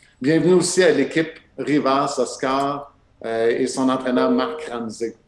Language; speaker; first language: French; native; French